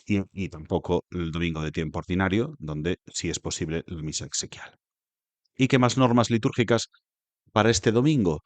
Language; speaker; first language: Spanish; native; Spanish